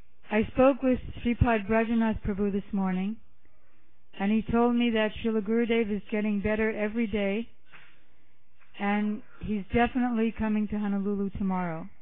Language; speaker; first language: English; native; English